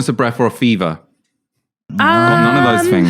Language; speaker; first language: English; native; English